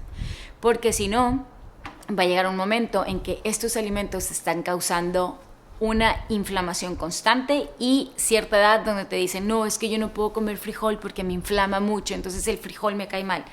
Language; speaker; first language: Spanish; native; Spanish